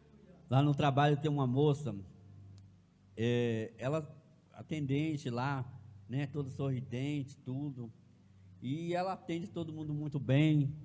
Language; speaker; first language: Portuguese; native; Portuguese